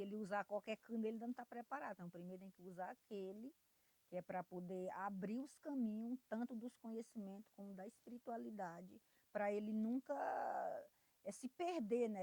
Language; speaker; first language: Portuguese; non-native, local second language; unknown